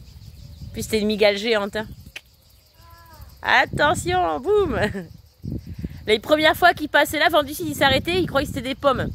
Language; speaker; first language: French; native; French